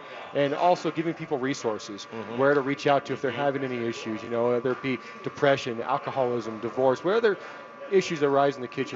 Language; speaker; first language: English; native; English